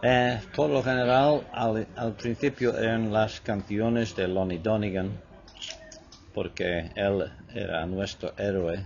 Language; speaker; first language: Spanish; non-native, fluent; English